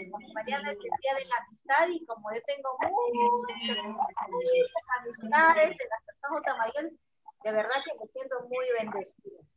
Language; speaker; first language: Spanish; native; Spanish